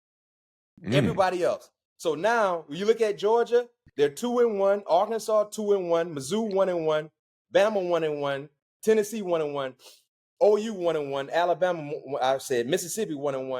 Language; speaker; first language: English; native; English